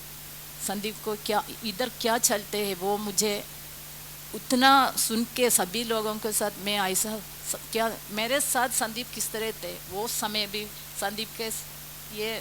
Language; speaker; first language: Hindi; non-native, local second language; Malayalam